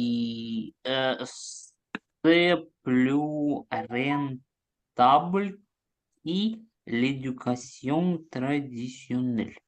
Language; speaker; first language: French; non-native, learner; Russian